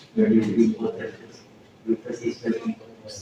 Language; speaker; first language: English; non-native, learner; Indonesian